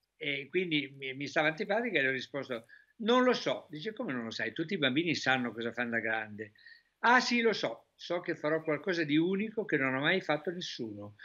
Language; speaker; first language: Italian; native; Italian